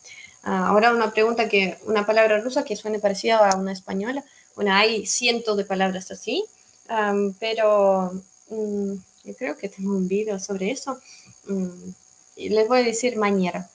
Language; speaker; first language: Spanish; non-native, fluent; Russian